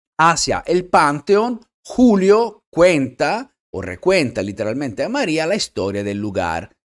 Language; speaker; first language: Spanish; non-native, fluent; Italian